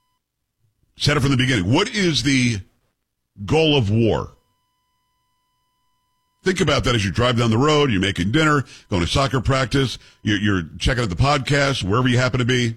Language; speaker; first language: English; native; English